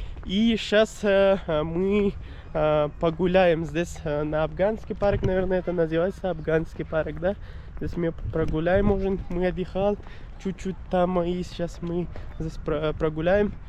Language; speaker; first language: Russian; non-native, learner; Urdu